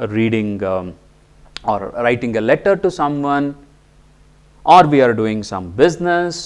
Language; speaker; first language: English; non-native, local second language; Kannada